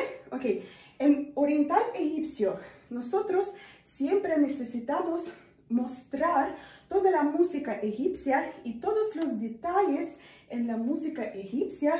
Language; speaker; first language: Spanish; non-native, learner; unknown